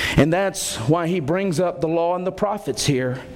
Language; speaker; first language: English; native; English